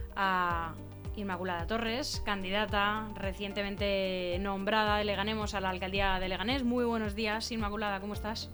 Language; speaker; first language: Spanish; native; Spanish